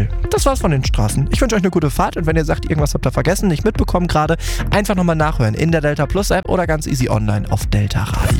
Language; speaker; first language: German; native; German